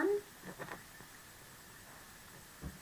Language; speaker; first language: English; non-native, learner; Vietnamese